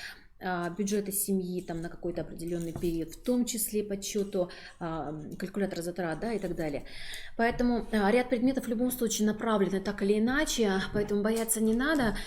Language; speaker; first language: Russian; native; Russian